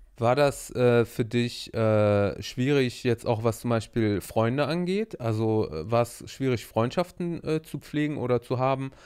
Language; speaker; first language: German; native; German